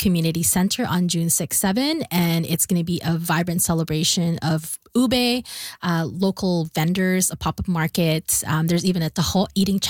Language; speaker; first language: English; non-native, local second language; Bikol